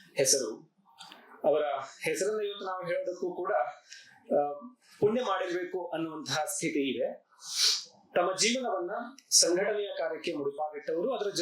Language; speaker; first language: Kannada; native; Kannada